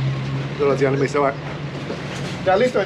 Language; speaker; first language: Spanish; non-native, learner; English